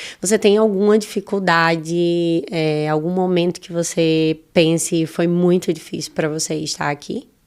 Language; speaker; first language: Portuguese; native; Portuguese